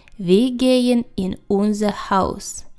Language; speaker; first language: German; non-native, fluent; Ukrainian